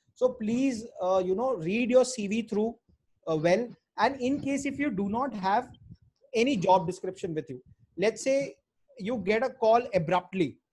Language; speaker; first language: English; non-native, local second language; Hindi